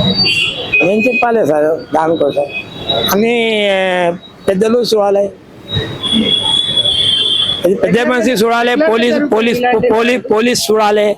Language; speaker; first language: Telugu; non-native, local second language; Urdu